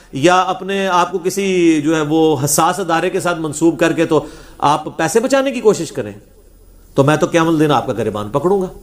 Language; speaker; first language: Urdu; non-native, local second language; Punjabi